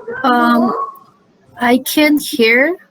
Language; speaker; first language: English; non-native, learner; Spanish